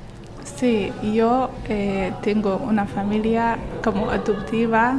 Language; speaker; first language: Spanish; non-native, learner; Somali